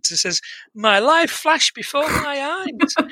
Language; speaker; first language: English; native; English